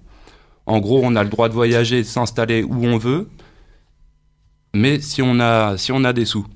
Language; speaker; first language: French; native; French